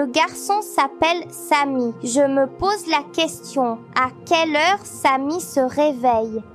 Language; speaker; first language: French; non-native, local second language; Arabic